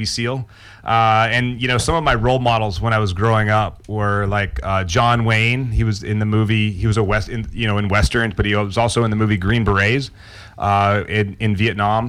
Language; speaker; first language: English; native; English